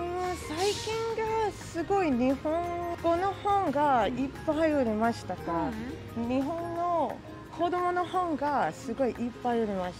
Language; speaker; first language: Japanese; non-native, learner; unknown